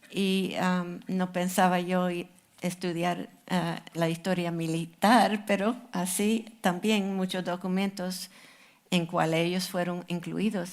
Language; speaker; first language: Spanish; non-native, fluent; English